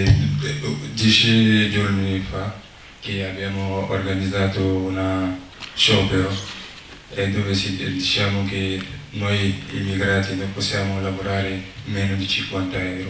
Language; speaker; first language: Italian; non-native, learner; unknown